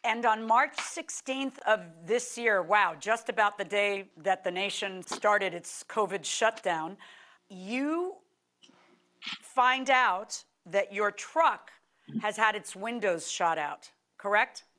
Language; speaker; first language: English; native; English